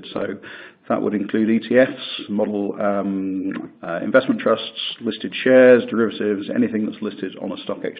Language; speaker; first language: English; native; English